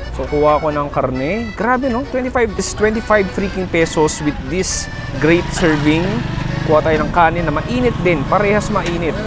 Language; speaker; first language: Filipino; native; Filipino